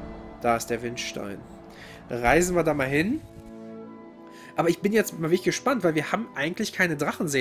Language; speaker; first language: German; native; German